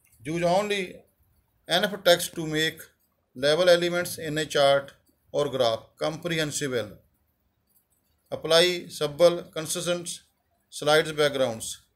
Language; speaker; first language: English; non-native, local second language; Punjabi